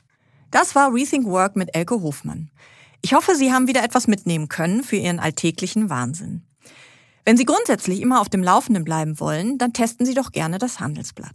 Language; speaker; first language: German; native; German